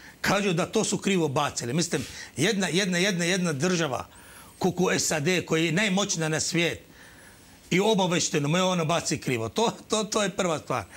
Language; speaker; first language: Croatian; non-native, fluent; Arabic